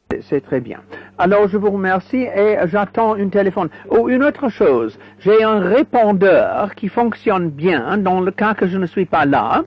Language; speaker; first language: French; non-native, fluent; English